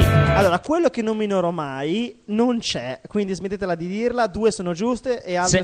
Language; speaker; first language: Italian; native; Italian